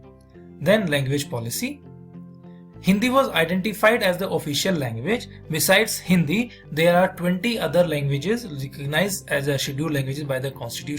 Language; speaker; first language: English; non-native, local second language; Hindi